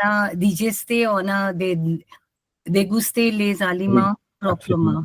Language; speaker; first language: French; non-native, learner; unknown